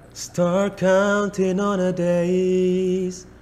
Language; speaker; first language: English; non-native, fluent; Indonesian